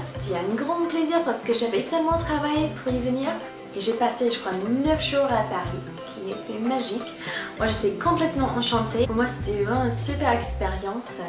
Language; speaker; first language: French; non-native, fluent; English